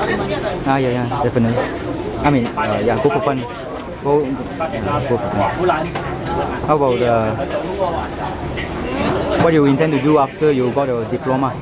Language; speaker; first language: English; non-native, local second language; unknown